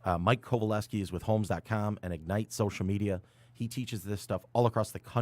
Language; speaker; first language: English; native; English